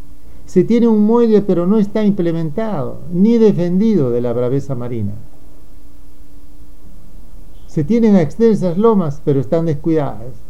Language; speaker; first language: Spanish; native; Spanish